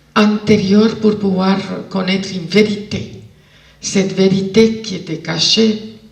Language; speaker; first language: French; non-native, fluent; Spanish